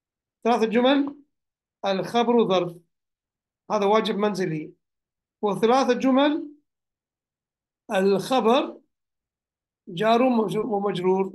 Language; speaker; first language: Arabic; non-native, fluent; English